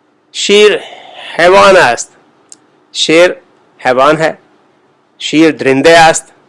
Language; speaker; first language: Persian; non-native, fluent; Urdu